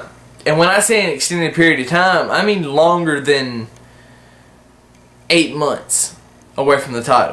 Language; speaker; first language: English; native; English